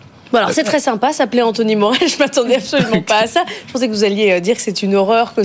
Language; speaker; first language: French; native; French